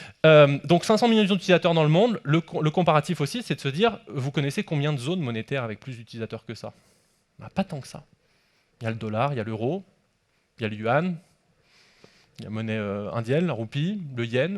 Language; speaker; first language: French; native; French